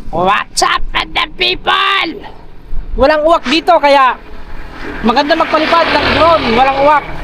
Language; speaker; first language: Filipino; non-native, local second language; Cebuano